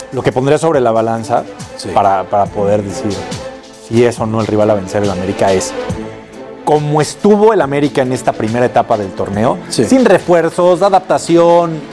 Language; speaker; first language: Spanish; native; Spanish